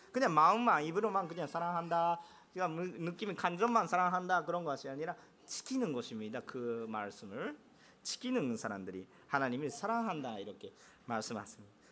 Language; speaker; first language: Korean; non-native, fluent; Japanese